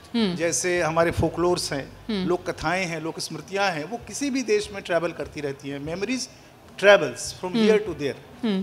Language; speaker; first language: Hindi; native; Hindi